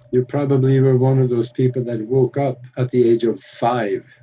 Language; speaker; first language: English; non-native, fluent; Norwegian